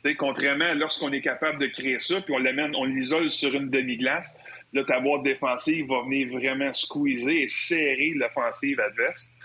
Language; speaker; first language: French; native; French